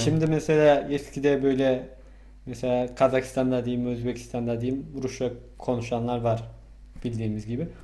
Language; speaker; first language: Turkish; non-native, fluent; Mongolian